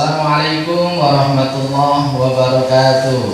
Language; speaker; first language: Indonesian; non-native, local second language; Javanese